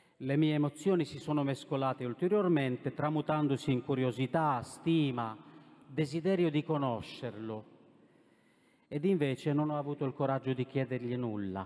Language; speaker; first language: Italian; non-native, fluent; Romanian